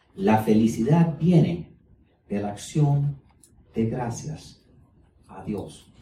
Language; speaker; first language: Spanish; early bilingual, heritage; Spanish